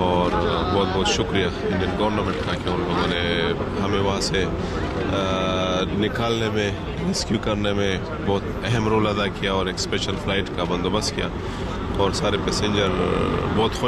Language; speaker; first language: Hindi; non-native, fluent; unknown